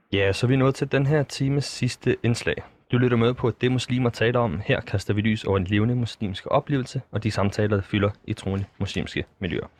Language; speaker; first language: Danish; native; Danish